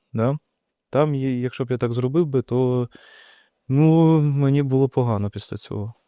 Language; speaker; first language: Ukrainian; non-native, local second language; Russian